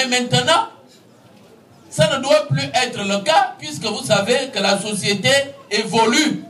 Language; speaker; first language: French; non-native, local second language; Fang